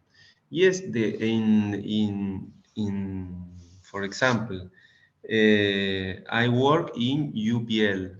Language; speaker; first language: English; non-native, learner; Spanish